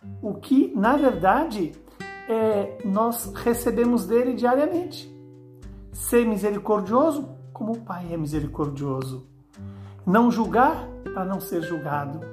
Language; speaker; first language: Portuguese; native; Portuguese